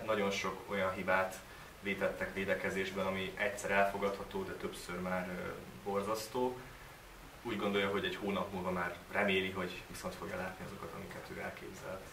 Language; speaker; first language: Hungarian; native; Hungarian